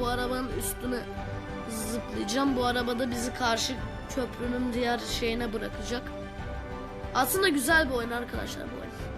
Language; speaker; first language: Turkish; native; Turkish